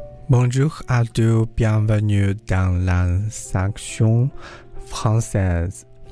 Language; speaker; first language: French; non-native, learner; Chinese